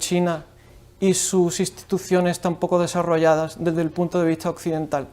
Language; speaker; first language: Spanish; native; Spanish